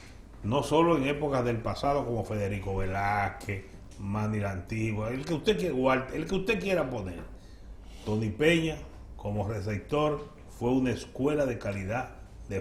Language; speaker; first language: Spanish; native; Spanish